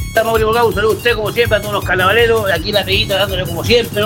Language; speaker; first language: Spanish; native; Spanish